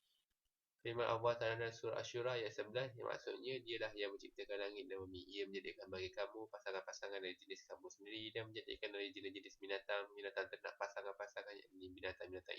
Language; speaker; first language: Malay; native; Malay